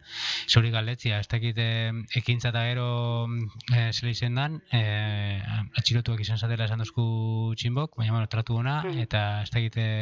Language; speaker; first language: Basque; native; Basque